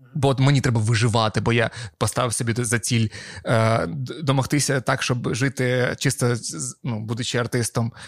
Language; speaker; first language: Ukrainian; non-native, local second language; Russian